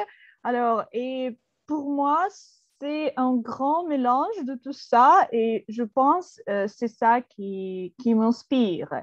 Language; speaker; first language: French; non-native, fluent; Russian